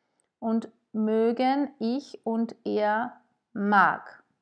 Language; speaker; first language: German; non-native, fluent; French